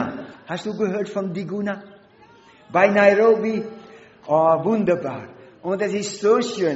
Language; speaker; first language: German; non-native, learner; Dutch